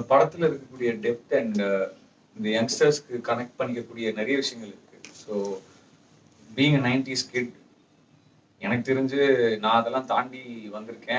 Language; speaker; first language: Tamil; native; Tamil